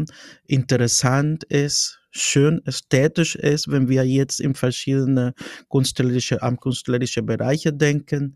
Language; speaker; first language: German; non-native, fluent; Spanish